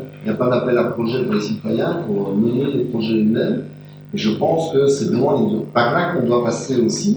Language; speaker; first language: French; native; French